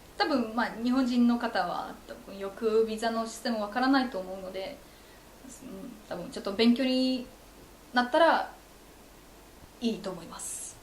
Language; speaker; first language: Japanese; non-native, fluent; Polish